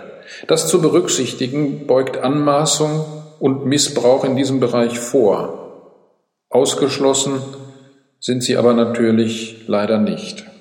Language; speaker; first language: German; native; German